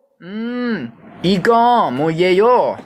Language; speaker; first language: Korean; non-native, learner; Thai